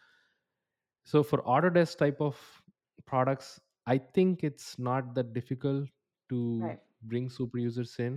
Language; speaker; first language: English; non-native, local second language; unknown